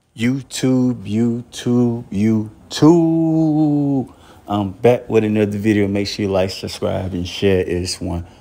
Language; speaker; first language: English; native; English